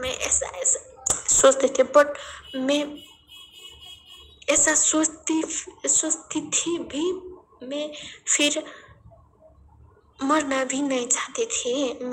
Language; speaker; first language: Hindi; non-native, learner; Nepali